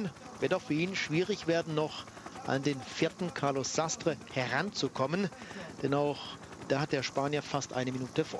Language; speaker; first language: German; native; German